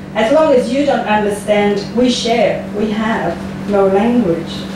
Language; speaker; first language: English; non-native, fluent; Dutch